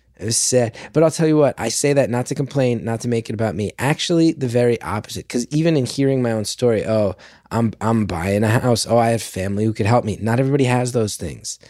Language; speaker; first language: English; native; English